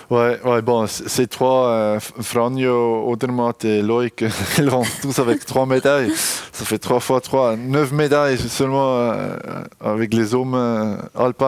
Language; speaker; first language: French; non-native, local second language; German